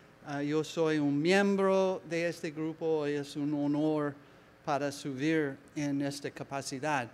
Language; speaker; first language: Spanish; non-native, learner; English